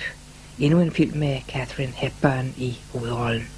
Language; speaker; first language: Danish; native; Danish